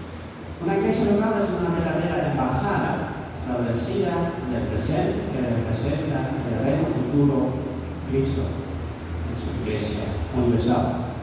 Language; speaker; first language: Spanish; non-native, fluent; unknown